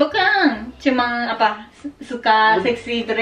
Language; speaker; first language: Indonesian; non-native, fluent; Japanese